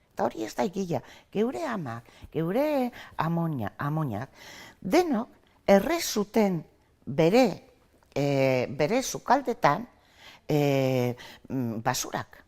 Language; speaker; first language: Basque; non-native, local second language; Spanish